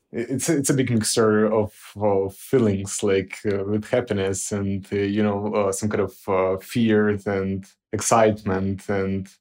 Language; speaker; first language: English; non-native, fluent; Ukrainian